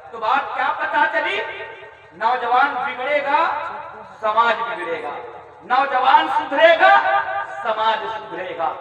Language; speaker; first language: Urdu; non-native, local second language; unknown